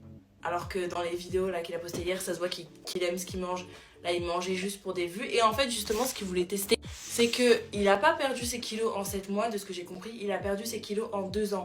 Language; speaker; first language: French; native; French